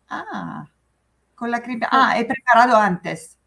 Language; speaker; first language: Spanish; non-native, fluent; Italian